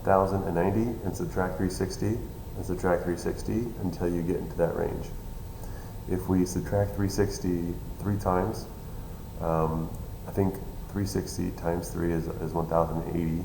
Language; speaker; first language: English; native; English